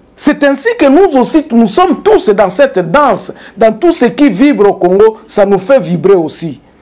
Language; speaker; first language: French; non-native, local second language; Swahili